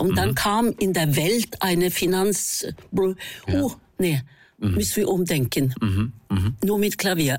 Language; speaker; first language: German; non-native, fluent; Norwegian